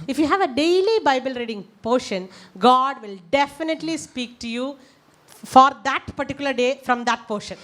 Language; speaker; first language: English; non-native, local second language; Tamil